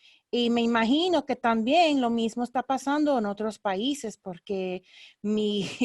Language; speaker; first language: Spanish; early bilingual, heritage; Spanish